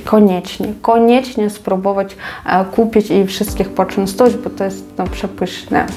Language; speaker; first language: Polish; non-native, fluent; Ukrainian